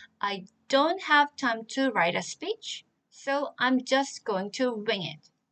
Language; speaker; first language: English; non-native, fluent; Korean